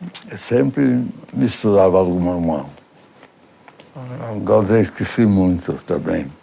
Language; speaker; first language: Portuguese; early bilingual, other home language; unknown